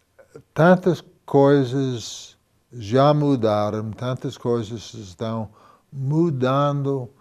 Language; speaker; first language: Portuguese; non-native, fluent; English